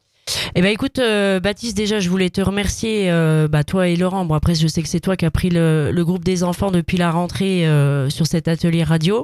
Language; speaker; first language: French; native; French